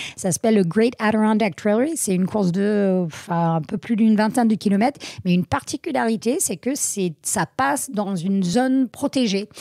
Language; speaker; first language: French; non-native, fluent; English